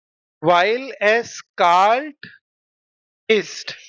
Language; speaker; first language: German; non-native, fluent; Hindi